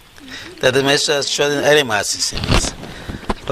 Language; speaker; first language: Latvian; non-native, local second language; Russian